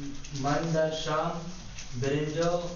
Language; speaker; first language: Persian; non-native, learner; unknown